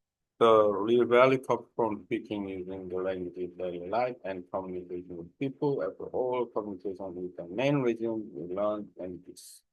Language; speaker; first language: English; non-native, learner; Korean